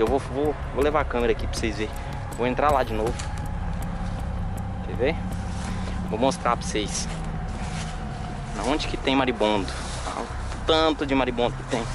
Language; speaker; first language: Portuguese; native; Portuguese